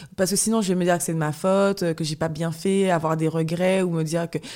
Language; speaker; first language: French; native; French